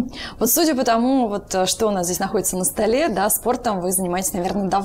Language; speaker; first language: Russian; native; Russian